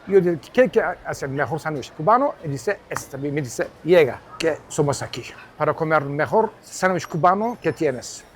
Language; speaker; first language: Spanish; non-native, learner; Turkish